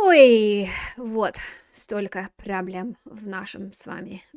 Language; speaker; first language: Russian; non-native, fluent; English